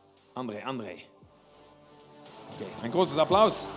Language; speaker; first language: German; non-native, learner; Dutch